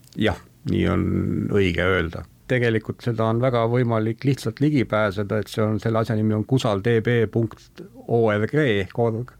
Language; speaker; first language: Estonian; native; Estonian